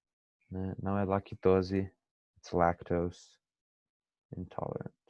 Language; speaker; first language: Portuguese; non-native, fluent; English